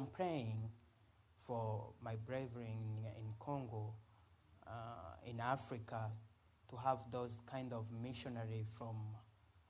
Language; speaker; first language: English; non-native, fluent; Swahili